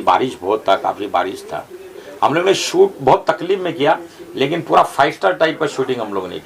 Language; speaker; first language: Hindi; non-native, local second language; Marathi